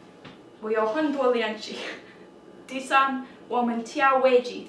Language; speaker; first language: Chinese; non-native, learner; English